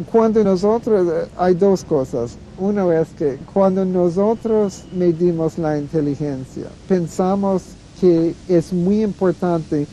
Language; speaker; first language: Spanish; non-native, fluent; English